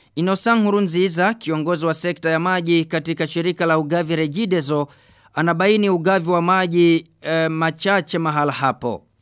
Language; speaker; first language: Swahili; non-native, local second language; Rundi